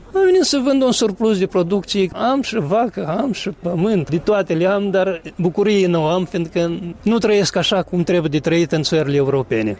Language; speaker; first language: Romanian; native; Romanian